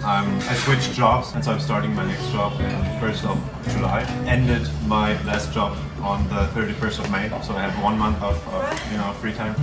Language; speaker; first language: English; non-native, fluent; German